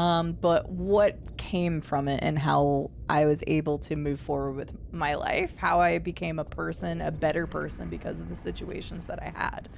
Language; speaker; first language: English; native; English